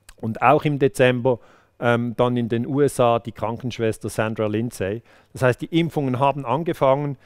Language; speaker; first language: German; native; German